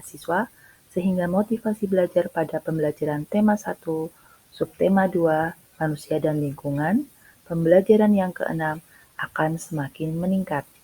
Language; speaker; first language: Indonesian; native; Indonesian